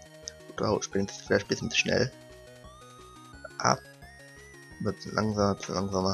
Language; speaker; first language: German; native; German